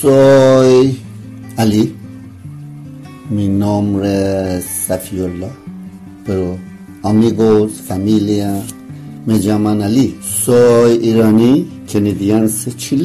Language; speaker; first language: Spanish; non-native, learner; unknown